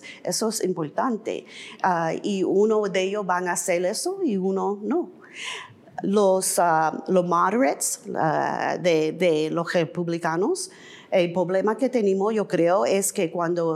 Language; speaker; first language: Spanish; early bilingual, heritage; English